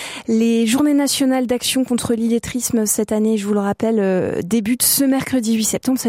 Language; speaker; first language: French; native; French